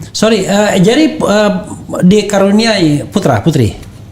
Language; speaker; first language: Indonesian; native; Indonesian